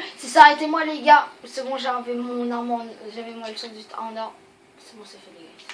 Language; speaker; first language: French; native; French